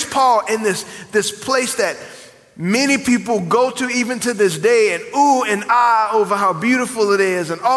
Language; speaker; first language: English; native; English